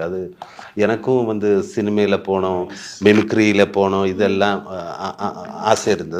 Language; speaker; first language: Tamil; non-native, learner; Malayalam